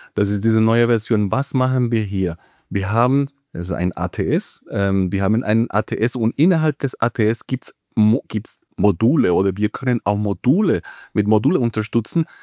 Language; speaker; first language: German; non-native, fluent; Spanish